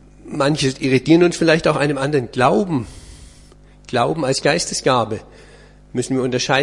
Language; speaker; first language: German; native; German